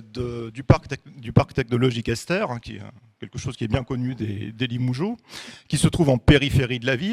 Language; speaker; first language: French; native; French